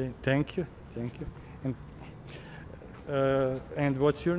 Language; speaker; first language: English; non-native, learner; Serbian